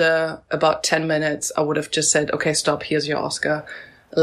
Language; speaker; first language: English; native; English